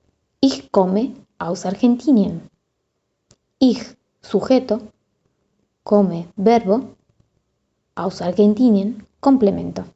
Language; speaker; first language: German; non-native, fluent; Spanish